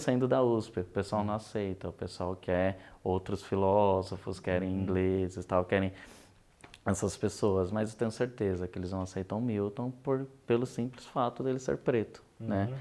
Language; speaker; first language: Portuguese; native; Portuguese